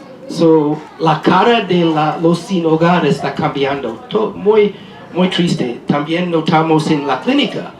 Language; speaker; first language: Spanish; non-native, learner; English